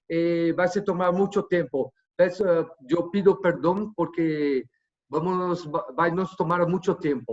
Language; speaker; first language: Spanish; non-native, fluent; Portuguese